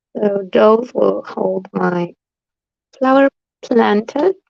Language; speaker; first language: English; non-native, fluent; Polish